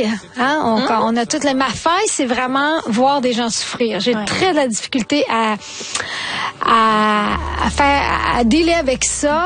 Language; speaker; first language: French; native; French